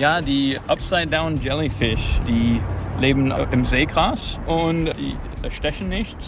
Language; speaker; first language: German; native; German